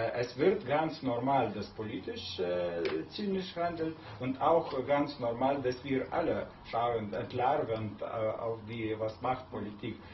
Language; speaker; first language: German; non-native, learner; Lithuanian